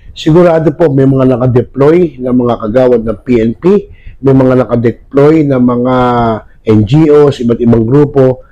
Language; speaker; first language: Filipino; native; Filipino